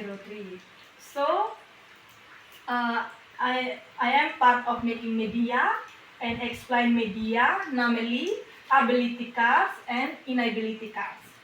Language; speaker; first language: English; non-native, learner; Indonesian